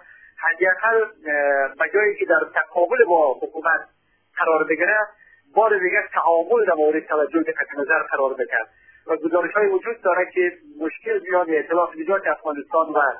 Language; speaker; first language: Persian; native; Persian